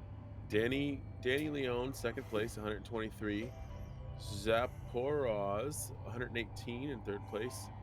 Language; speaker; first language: English; native; English